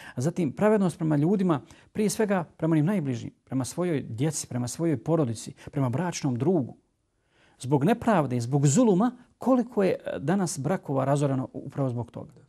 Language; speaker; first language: Bosnian; native; Bosnian